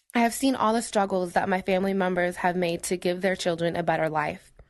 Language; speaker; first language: English; native; English